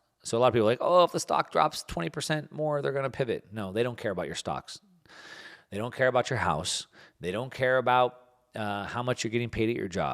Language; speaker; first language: English; native; English